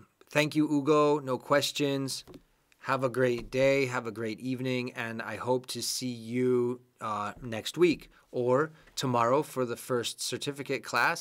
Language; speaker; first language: English; native; English